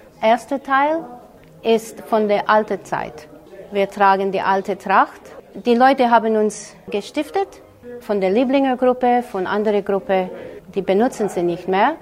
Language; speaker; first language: German; early bilingual, heritage; German